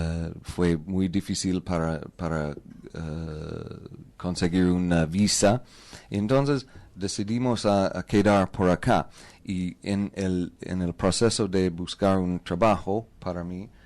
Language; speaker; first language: Spanish; non-native, learner; English